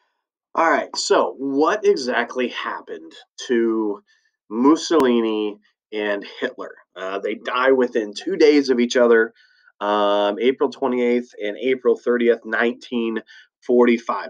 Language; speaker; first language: English; native; English